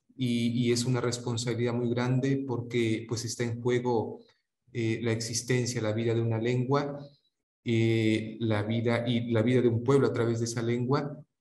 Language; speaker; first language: Spanish; non-native, local second language; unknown